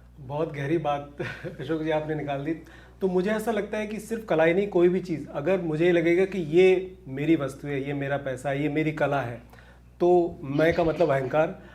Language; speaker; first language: Hindi; native; Hindi